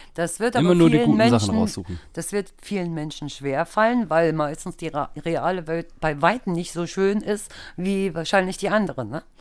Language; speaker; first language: German; native; German